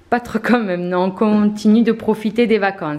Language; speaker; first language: French; native; French